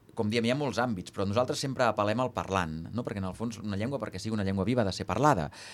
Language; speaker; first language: Catalan; native; Catalan